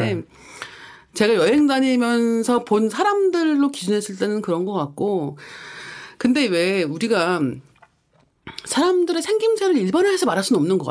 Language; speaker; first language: Korean; native; Korean